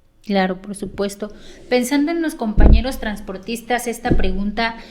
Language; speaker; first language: Spanish; native; Spanish